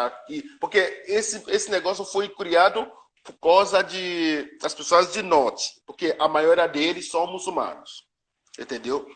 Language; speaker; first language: Portuguese; non-native, learner; Yoruba